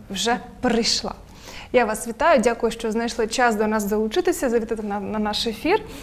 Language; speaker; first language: Ukrainian; non-native, local second language; Russian